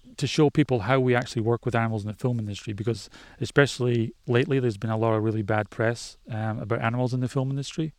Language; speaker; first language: English; native; English